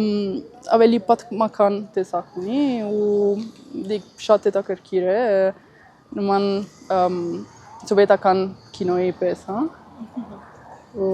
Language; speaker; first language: Armenian; non-native, learner; Italian